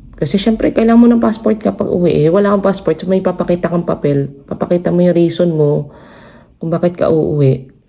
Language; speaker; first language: Filipino; non-native, local second language; Cebuano